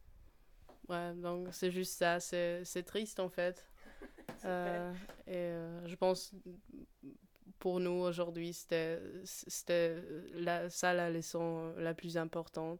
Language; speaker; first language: French; non-native, fluent; Polish